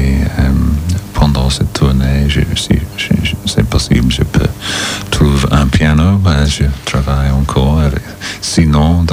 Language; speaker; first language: French; non-native, learner; English